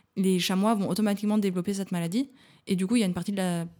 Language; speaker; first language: French; native; French